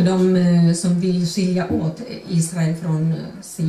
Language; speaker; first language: Swedish; non-native, fluent; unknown